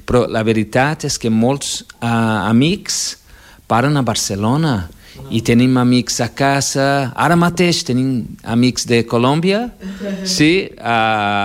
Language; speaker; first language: Catalan; non-native, fluent; Portuguese